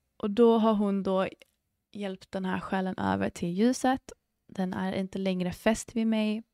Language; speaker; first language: Swedish; early bilingual, other home language; English